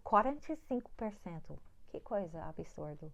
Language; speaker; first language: Portuguese; non-native, fluent; English